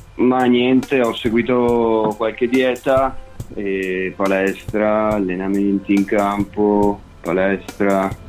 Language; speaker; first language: Italian; native; Italian